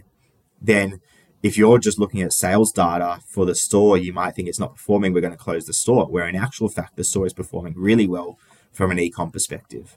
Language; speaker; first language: English; native; English